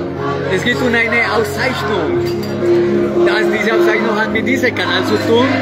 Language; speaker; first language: German; non-native, fluent; Spanish